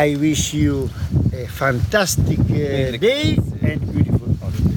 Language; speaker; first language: English; non-native, learner; Italian